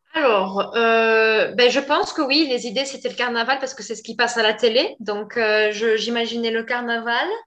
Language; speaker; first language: French; native; French